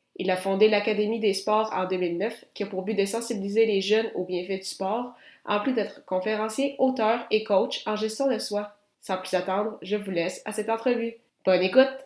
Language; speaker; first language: French; native; French